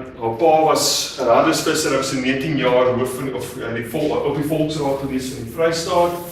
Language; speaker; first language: Afrikaans; native; Afrikaans